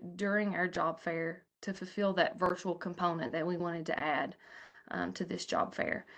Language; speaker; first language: English; native; English